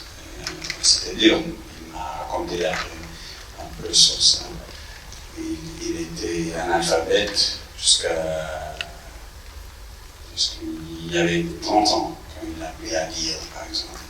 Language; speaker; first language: French; non-native, fluent; English